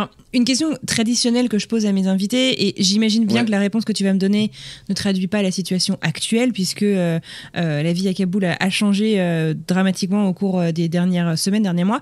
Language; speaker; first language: French; native; French